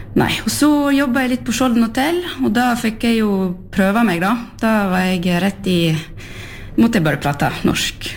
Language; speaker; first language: Norwegian; non-native, fluent; French